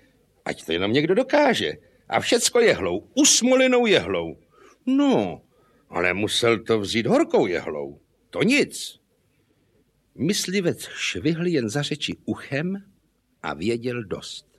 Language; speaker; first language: Czech; native; Czech